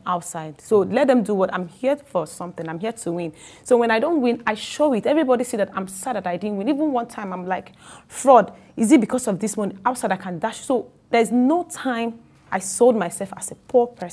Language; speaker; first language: English; non-native, local second language; Igbo